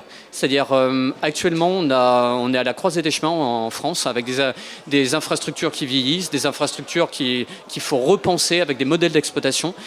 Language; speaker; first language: French; native; French